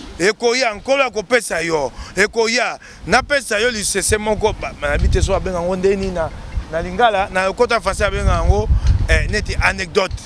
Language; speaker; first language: Lingala; non-native, local second language; Luba-Lulua